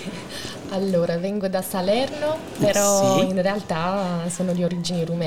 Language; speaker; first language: Italian; early bilingual, other home language; Romanian